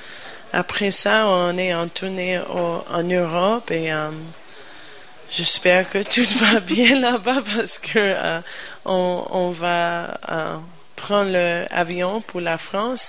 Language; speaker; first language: French; non-native, learner; English